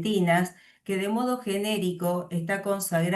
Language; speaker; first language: Spanish; native; Spanish